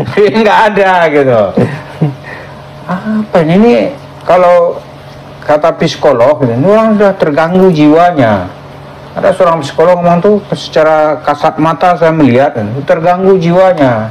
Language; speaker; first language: Indonesian; native; Indonesian